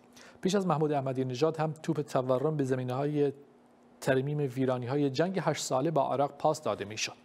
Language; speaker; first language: Persian; non-native, local second language; Kurdish